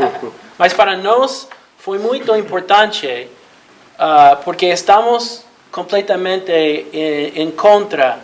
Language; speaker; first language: Portuguese; non-native, learner; Spanish